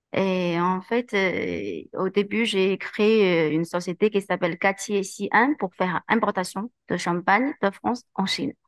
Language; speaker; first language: French; non-native, learner; Chinese